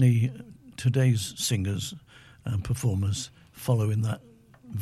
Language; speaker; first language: English; native; English